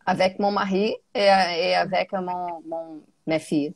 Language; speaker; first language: French; non-native, learner; Portuguese